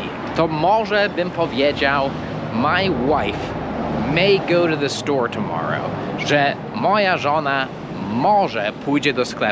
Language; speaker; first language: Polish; non-native, fluent; English